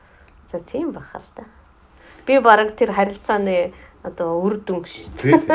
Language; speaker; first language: Mongolian; non-native, fluent; Russian